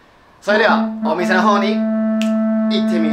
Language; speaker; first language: Japanese; native; Japanese